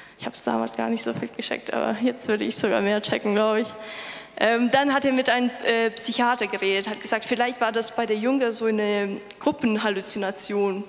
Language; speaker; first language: German; non-native, fluent; Lithuanian